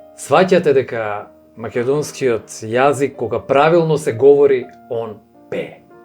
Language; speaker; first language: Macedonian; native; Macedonian